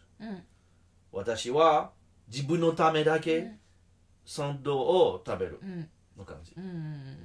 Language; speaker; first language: Japanese; non-native, learner; French